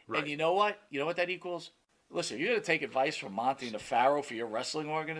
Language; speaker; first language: English; native; English